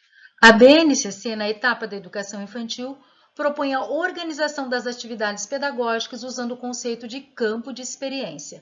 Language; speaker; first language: Portuguese; native; Portuguese